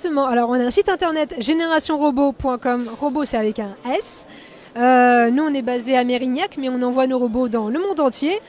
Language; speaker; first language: French; native; French